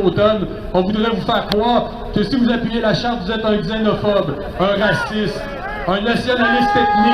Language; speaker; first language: French; native; French